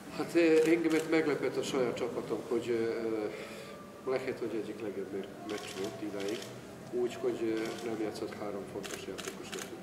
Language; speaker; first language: Hungarian; non-native, fluent; Serbian